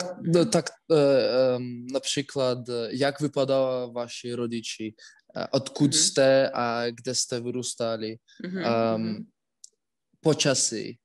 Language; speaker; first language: Czech; non-native, learner; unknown